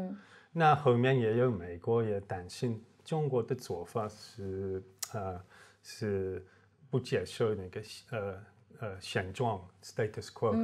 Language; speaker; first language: Chinese; non-native, fluent; English